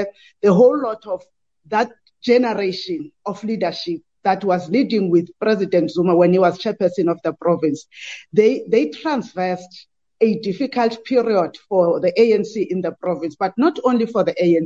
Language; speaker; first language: English; non-native, local second language; Xhosa